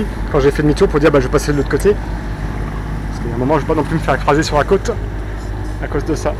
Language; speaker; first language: French; native; French